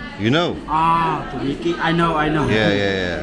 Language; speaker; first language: English; non-native, learner; Turkish